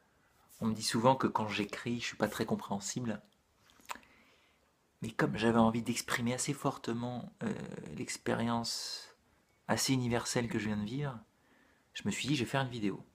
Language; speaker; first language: French; native; French